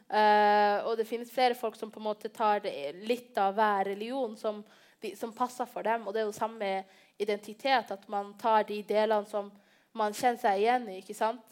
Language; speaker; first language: Norwegian; early bilingual, other home language; Somali